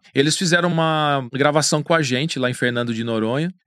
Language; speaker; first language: Portuguese; native; Portuguese